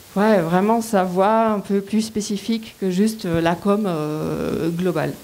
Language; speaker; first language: French; non-native, fluent; German